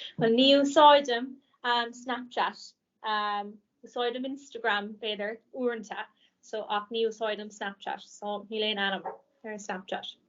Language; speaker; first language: Irish; non-native, local second language; English